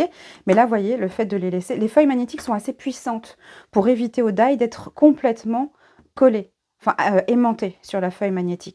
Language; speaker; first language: French; native; French